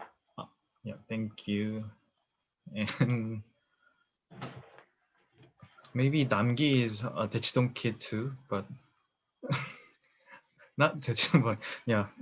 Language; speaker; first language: English; non-native, learner; Korean